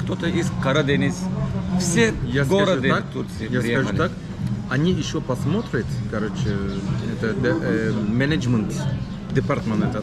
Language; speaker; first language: Russian; non-native, learner; Turkish